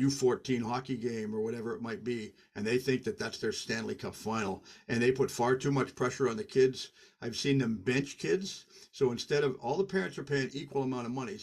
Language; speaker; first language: English; native; English